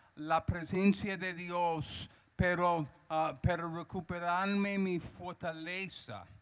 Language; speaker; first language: Spanish; non-native, learner; English